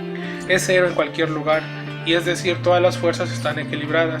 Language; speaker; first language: Spanish; native; Spanish